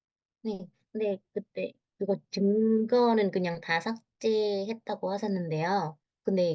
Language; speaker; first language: Korean; non-native, fluent; Vietnamese